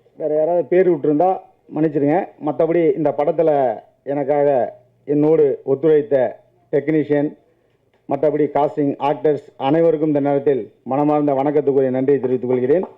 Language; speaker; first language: Tamil; native; Tamil